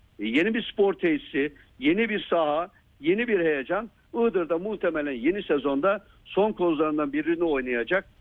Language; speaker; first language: Turkish; native; Turkish